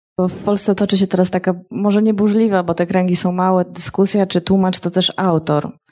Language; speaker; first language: Polish; native; Polish